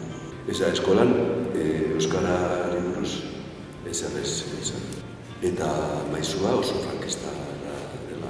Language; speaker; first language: Basque; non-native, local second language; Spanish